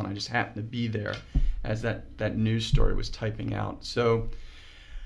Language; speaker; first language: English; native; English